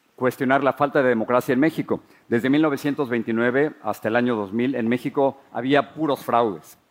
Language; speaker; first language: Spanish; native; Spanish